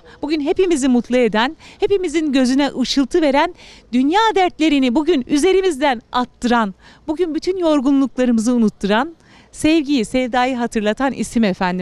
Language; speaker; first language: Turkish; native; Turkish